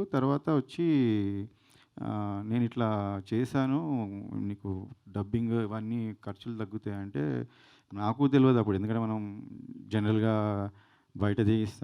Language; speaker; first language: Telugu; native; Telugu